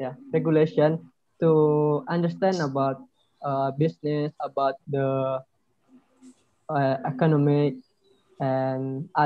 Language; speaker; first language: English; non-native, learner; Indonesian